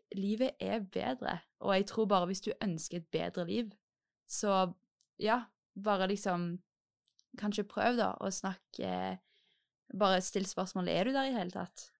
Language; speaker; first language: Norwegian; native; Norwegian